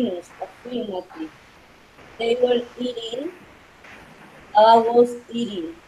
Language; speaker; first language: English; non-native, learner; Spanish